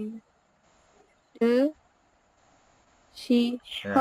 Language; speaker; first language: English; non-native, learner; Indonesian